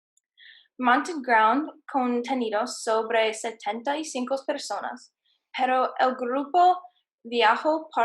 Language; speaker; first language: Spanish; non-native, learner; English